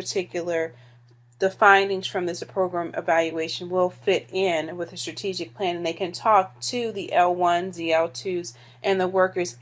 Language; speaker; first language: English; native; English